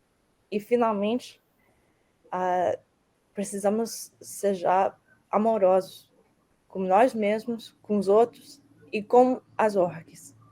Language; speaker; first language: Portuguese; early bilingual, heritage; Portuguese